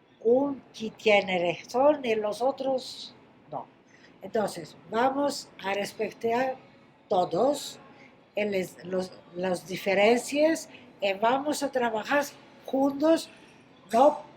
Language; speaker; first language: Spanish; non-native, fluent; Greek